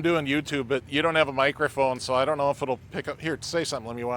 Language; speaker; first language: English; native; English